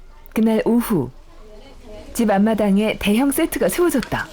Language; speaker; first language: Korean; native; Korean